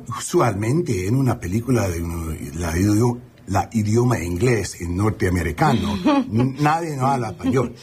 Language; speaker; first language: Spanish; non-native, learner; English